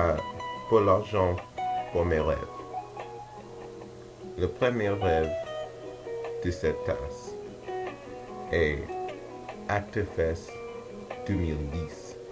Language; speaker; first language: French; non-native, learner; English